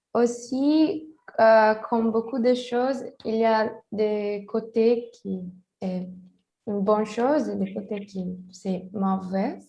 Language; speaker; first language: French; non-native, learner; Portuguese